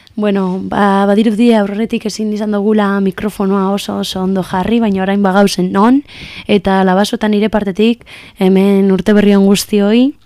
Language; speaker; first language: Basque; non-native, local second language; Spanish